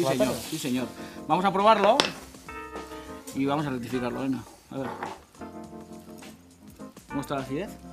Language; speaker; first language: Spanish; native; Spanish